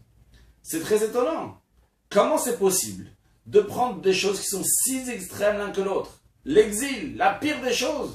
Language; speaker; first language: French; native; French